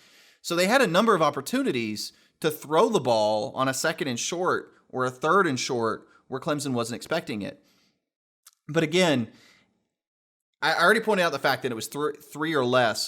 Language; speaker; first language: English; native; English